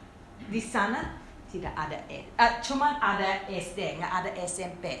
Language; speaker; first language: Indonesian; non-native, fluent; English